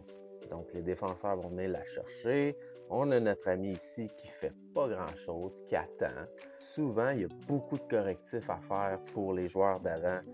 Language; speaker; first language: French; native; French